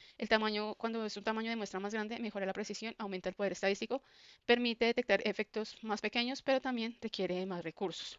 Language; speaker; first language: Spanish; native; Spanish